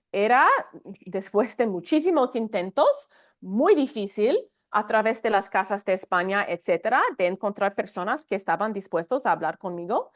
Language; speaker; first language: Spanish; non-native, fluent; English